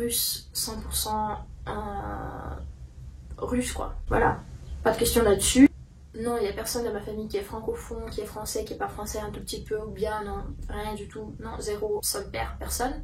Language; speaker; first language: French; non-native, fluent; Russian